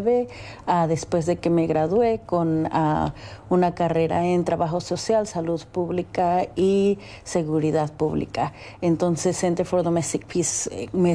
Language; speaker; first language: Spanish; early bilingual, heritage; Spanish